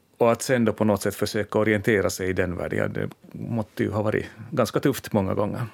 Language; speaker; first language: Swedish; native; Swedish